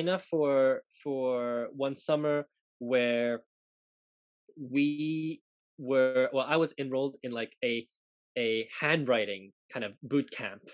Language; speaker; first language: English; non-native, local second language; Cantonese